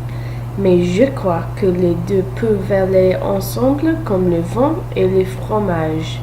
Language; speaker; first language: French; non-native, learner; English